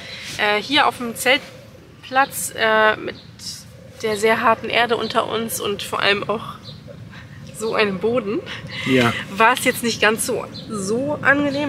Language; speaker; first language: German; native; German